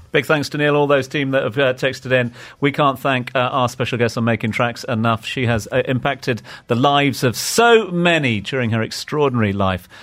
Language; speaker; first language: English; native; English